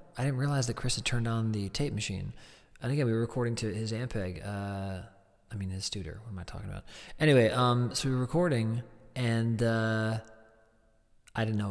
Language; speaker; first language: English; native; English